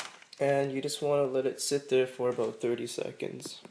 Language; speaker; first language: English; native; English